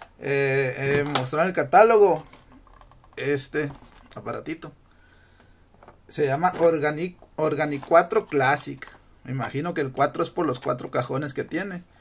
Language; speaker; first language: Spanish; native; Spanish